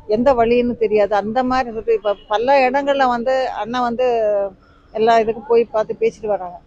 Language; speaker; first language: Tamil; native; Tamil